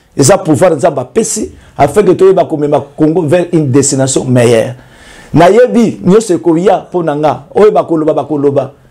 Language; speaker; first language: Lingala; native; Lingala